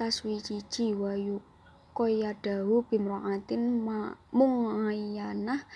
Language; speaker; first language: Arabic; non-native, learner; Indonesian